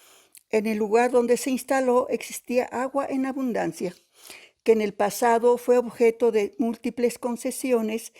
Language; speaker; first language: Spanish; native; Spanish